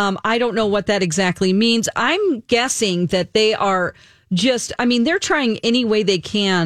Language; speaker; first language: English; native; English